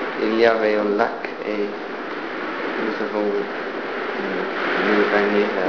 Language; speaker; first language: French; non-native, learner; English